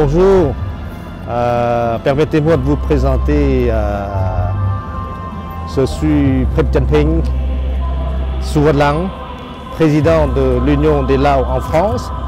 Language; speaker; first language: French; non-native, fluent; Lao